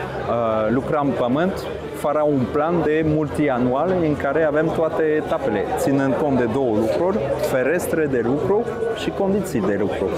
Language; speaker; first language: Romanian; non-native, fluent; French